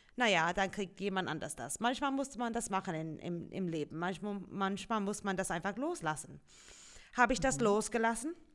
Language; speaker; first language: German; non-native, fluent; English